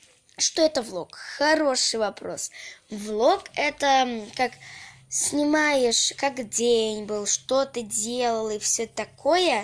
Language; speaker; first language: Russian; early bilingual, heritage; Russian